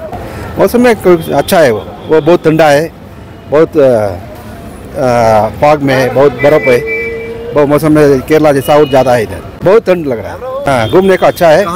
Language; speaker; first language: Hindi; non-native, local second language; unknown